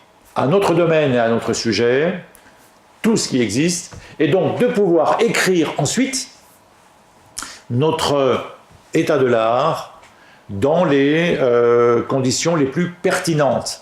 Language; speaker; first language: French; native; French